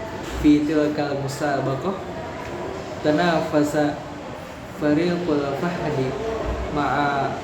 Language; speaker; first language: Arabic; non-native, learner; Indonesian